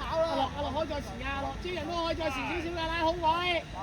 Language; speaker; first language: Cantonese; native; Cantonese